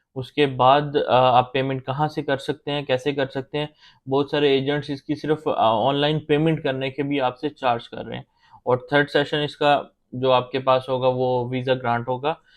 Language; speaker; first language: Urdu; non-native, local second language; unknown